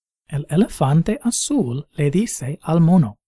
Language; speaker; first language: Spanish; non-native, fluent; English